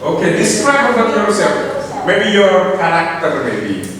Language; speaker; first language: English; non-native, fluent; Indonesian